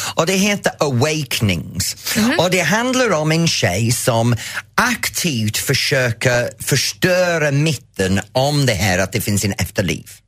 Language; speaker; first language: Swedish; non-native, fluent; English